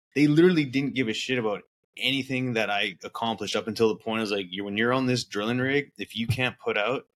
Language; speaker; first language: English; native; English